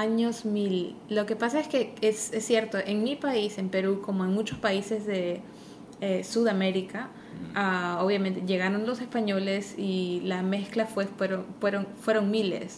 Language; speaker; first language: Spanish; early bilingual, heritage; Spanish